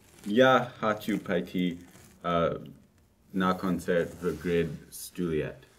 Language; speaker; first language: Russian; non-native, learner; English